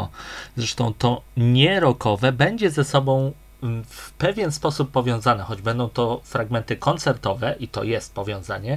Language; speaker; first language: Polish; native; Polish